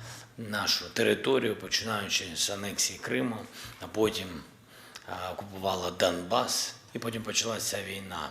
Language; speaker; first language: Ukrainian; non-native, local second language; Russian